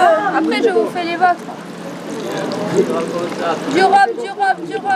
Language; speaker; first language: French; native; French